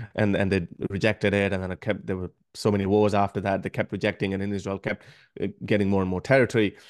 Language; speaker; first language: English; non-native, local second language; Urdu